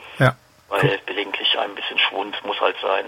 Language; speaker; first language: German; native; German